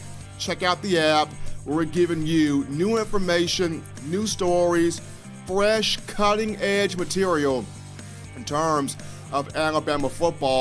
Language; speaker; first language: English; native; English